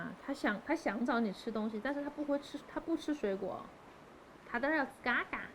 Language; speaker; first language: Chinese; native; Chinese